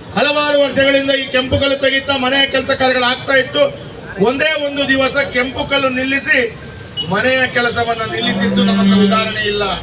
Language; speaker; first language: Kannada; native; Kannada